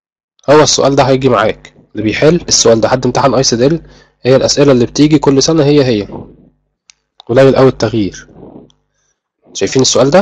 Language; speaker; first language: Arabic; native; Arabic